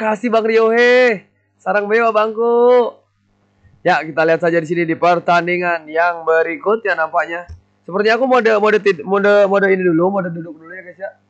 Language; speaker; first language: Indonesian; native; Indonesian